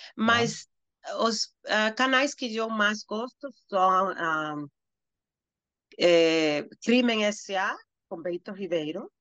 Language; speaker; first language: Portuguese; non-native, learner; Spanish